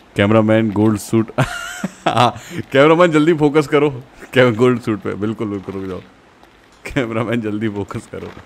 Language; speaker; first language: Hindi; native; Hindi